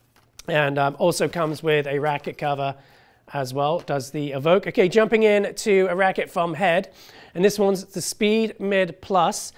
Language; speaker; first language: English; native; English